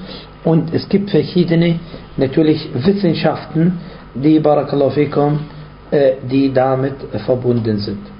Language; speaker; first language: German; non-native, fluent; Arabic